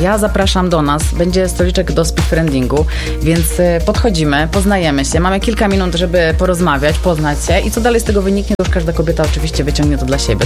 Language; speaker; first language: Polish; native; Polish